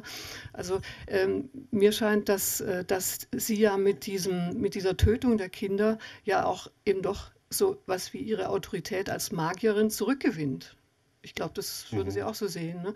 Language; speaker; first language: German; native; German